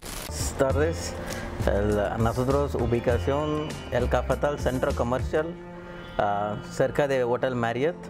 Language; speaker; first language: Spanish; non-native, learner; Hindi